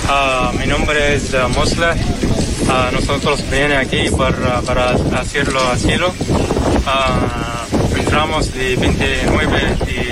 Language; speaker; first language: Spanish; non-native, learner; Arabic